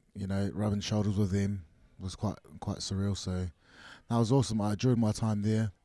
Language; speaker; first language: English; native; English